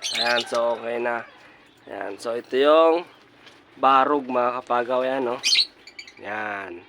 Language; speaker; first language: Filipino; native; Filipino